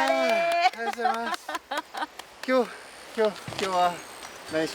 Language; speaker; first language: Japanese; non-native, fluent; Swedish